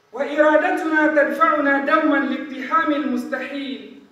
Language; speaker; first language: Arabic; non-native, fluent; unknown